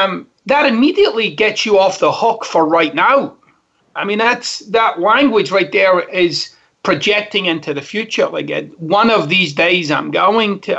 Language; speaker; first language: English; native; English